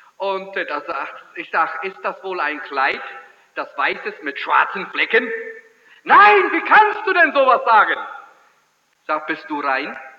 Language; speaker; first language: German; early bilingual, heritage; German